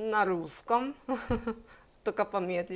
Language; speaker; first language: Russian; non-native, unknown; Japanese